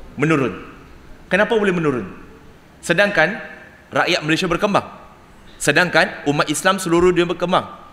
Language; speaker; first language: Malay; non-native, local second language; Cantonese